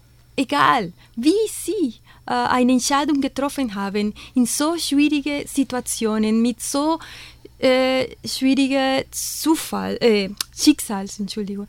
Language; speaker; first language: German; non-native, fluent; Spanish